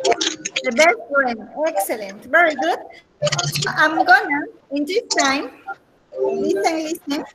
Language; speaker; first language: English; non-native, learner; Spanish